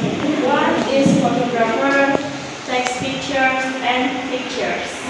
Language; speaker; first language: English; non-native, learner; Indonesian